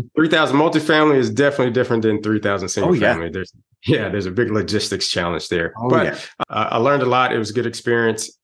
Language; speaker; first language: English; native; English